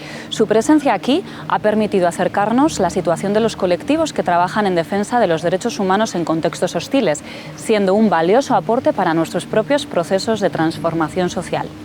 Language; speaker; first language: Spanish; native; Spanish